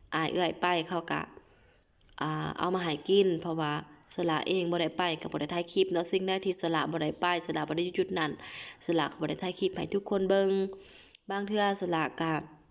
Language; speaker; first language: Lao; non-native, local second language; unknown